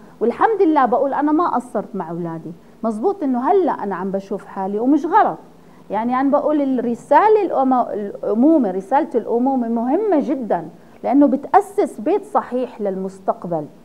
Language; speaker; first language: Arabic; native; Arabic